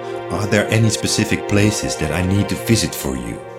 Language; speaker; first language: English; non-native, fluent; Dutch